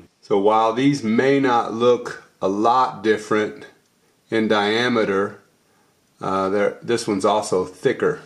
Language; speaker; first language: English; native; English